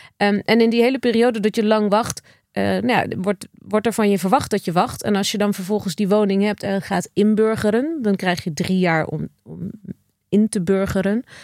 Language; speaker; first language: Dutch; native; Dutch